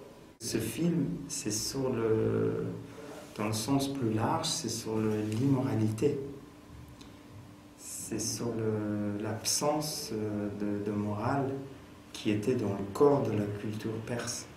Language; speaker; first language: French; non-native, fluent; Persian